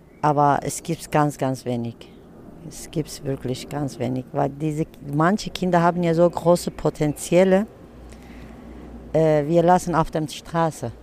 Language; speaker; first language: German; early bilingual, other home language; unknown